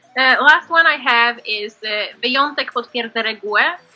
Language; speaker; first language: English; non-native, fluent; Polish